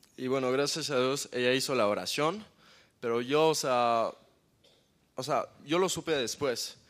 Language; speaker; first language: Spanish; early bilingual, heritage; Spanish